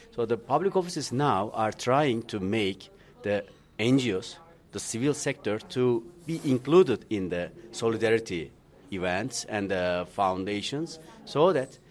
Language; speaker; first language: English; non-native, fluent; Turkish